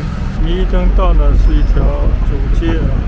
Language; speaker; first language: Chinese; native; Chinese